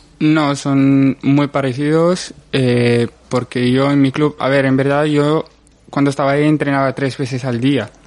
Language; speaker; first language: Spanish; non-native, fluent; Arabic